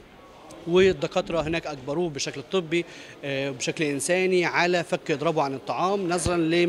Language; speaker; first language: Arabic; native; Arabic